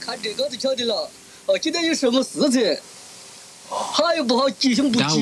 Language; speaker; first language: Chinese; native; Chinese